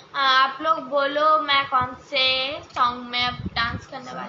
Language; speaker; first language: Hindi; non-native, local second language; Bangla